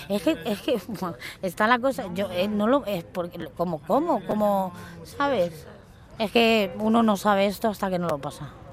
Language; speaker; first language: Spanish; native; Spanish